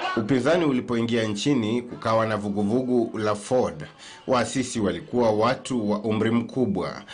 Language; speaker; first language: Swahili; native; Swahili